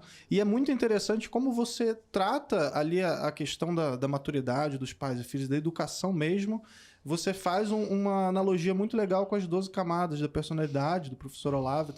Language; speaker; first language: Portuguese; native; Portuguese